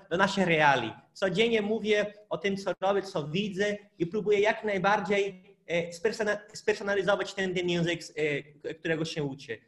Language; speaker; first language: Polish; non-native, fluent; Portuguese